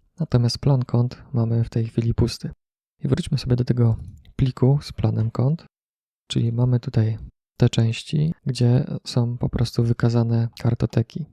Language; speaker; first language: Polish; native; Polish